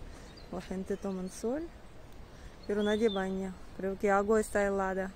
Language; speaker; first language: Spanish; non-native, learner; Russian